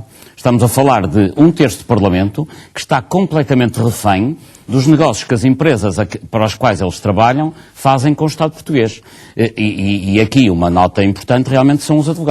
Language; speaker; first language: Portuguese; native; Portuguese